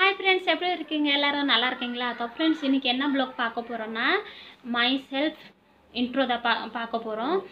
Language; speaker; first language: Tamil; non-native, fluent; Odia